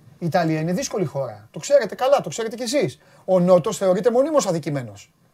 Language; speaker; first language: Greek; native; Greek